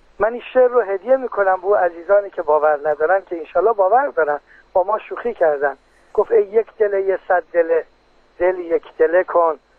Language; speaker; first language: Persian; native; Persian